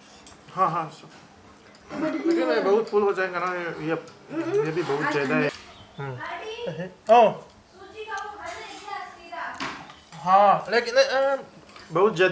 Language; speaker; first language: Hindi; non-native, local second language; Mizo